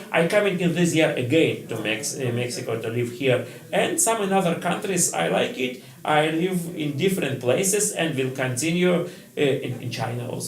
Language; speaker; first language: English; non-native, learner; Russian